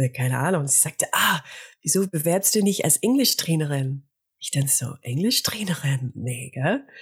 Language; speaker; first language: German; non-native, fluent; English